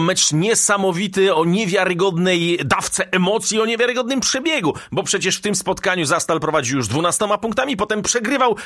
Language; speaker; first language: Polish; native; Polish